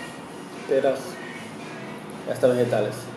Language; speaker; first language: Spanish; early bilingual, heritage; Spanish